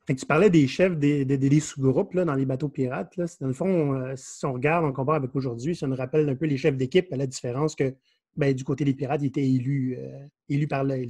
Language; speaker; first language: French; native; French